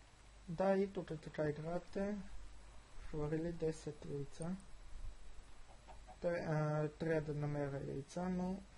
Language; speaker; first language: Bulgarian; native; Bulgarian